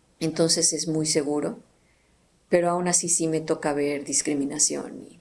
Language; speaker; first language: Spanish; native; Spanish